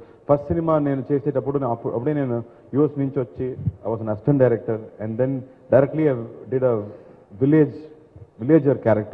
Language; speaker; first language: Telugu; non-native, learner; Tamil